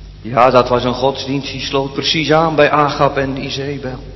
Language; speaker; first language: Dutch; native; Dutch